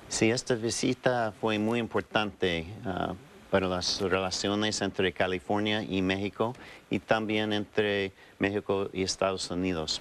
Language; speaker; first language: Spanish; non-native, fluent; English